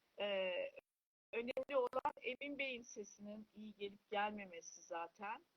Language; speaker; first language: Turkish; native; Turkish